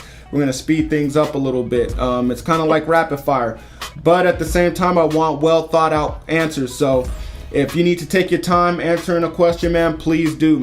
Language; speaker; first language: English; native; English